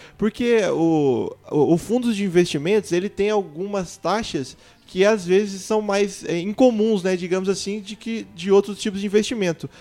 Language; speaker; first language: Portuguese; native; Portuguese